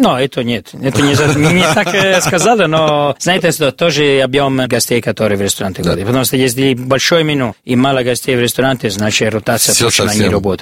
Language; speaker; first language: Russian; non-native, learner; Italian